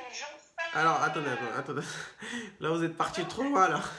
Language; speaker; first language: French; native; French